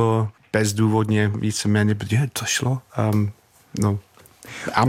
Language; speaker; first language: Czech; non-native, learner; English